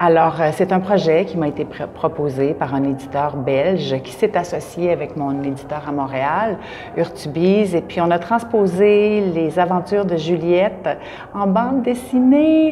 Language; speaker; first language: French; native; French